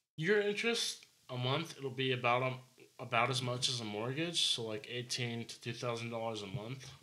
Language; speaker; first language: English; native; English